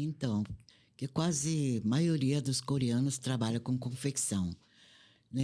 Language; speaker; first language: Portuguese; non-native, fluent; Korean